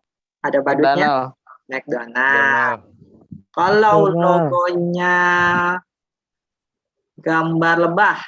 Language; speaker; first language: Indonesian; native; Indonesian